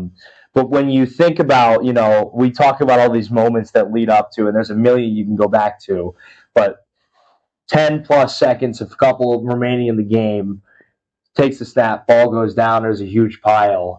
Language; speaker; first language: English; native; English